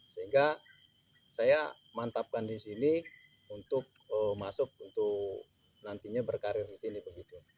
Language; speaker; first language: Indonesian; native; Indonesian